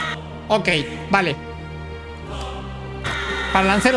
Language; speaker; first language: Spanish; native; Spanish